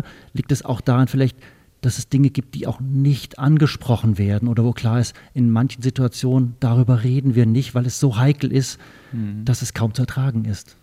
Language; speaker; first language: German; native; German